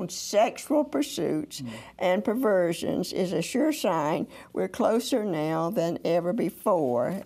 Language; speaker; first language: English; native; English